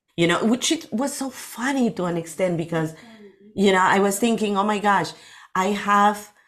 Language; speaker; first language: English; non-native, fluent; Spanish